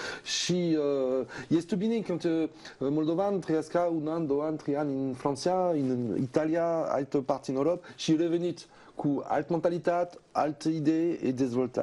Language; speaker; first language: Romanian; non-native, learner; French